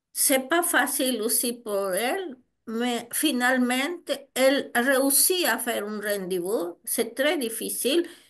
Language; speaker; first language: French; non-native, learner; Spanish